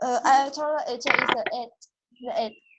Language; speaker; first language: English; non-native, learner; Vietnamese